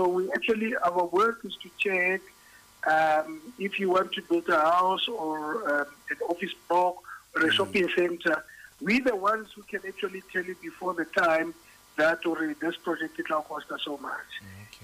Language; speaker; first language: English; non-native, local second language; Southern Sotho